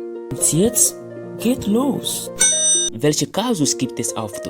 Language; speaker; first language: German; non-native, fluent; French